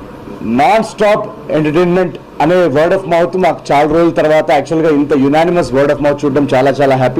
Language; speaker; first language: Telugu; native; Telugu